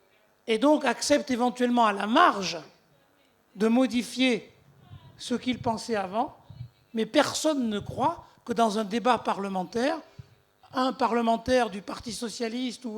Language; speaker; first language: French; native; French